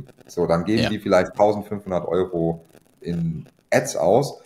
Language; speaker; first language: German; native; German